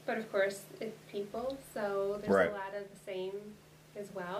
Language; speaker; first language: English; native; English